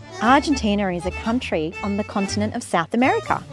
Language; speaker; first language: English; early bilingual, other home language; Spanish